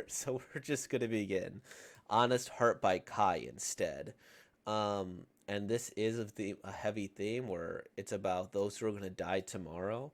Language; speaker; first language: English; native; English